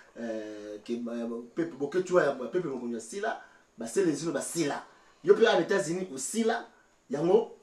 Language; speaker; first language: French; non-native, local second language; Lingala